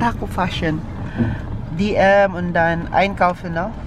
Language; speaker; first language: German; non-native, learner; Filipino